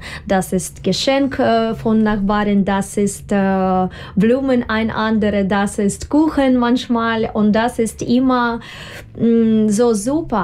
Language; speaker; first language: German; non-native, learner; Russian